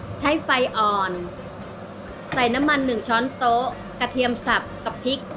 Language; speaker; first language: Thai; native; Thai